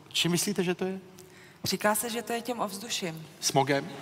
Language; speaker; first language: Czech; native; Czech